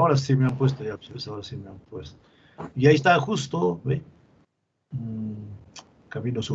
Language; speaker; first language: Spanish; native; Spanish